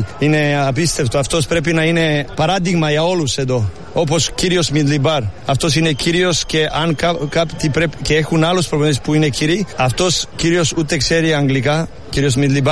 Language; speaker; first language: Greek; non-native, learner; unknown